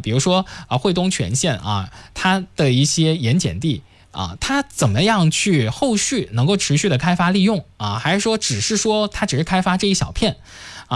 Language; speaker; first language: Chinese; native; Chinese